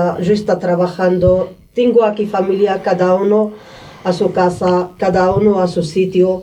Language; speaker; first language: Spanish; non-native, learner; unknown